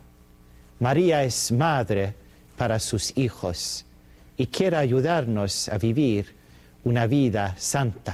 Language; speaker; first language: Spanish; non-native, fluent; Swedish